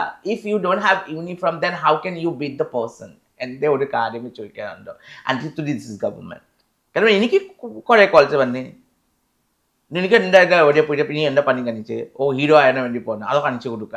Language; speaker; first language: Malayalam; non-native, fluent; Assamese